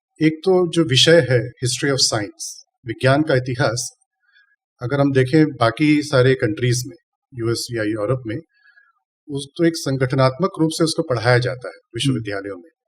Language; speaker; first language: Hindi; non-native, local second language; Tamil